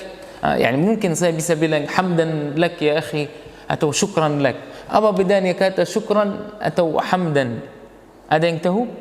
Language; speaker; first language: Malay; non-native, fluent; Arabic